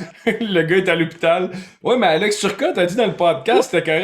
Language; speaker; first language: French; native; French